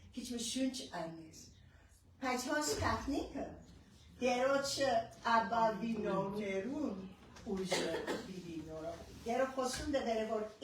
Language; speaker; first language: Armenian; early bilingual, heritage; Armenian